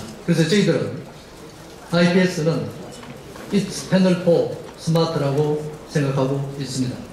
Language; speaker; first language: Korean; native; Korean